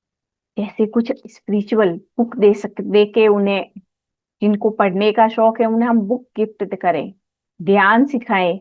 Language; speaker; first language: Hindi; native; Hindi